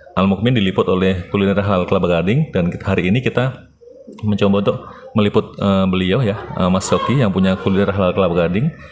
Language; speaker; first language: Indonesian; native; Indonesian